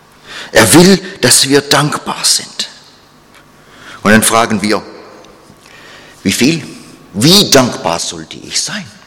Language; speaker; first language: German; non-native, fluent; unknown